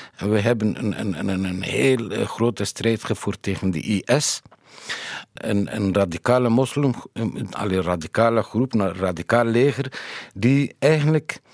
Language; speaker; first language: Dutch; non-native, fluent; Kurdish